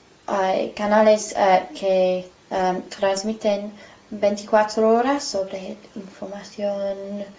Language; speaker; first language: Spanish; non-native, learner; English